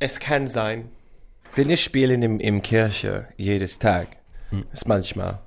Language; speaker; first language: German; non-native, learner; English